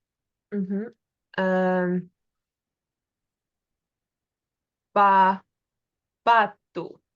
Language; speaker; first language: Chinese; non-native, learner; English